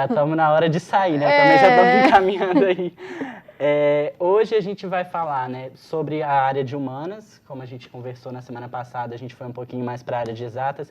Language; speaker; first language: Portuguese; native; Portuguese